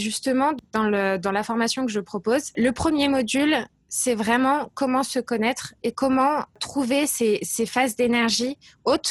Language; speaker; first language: French; native; French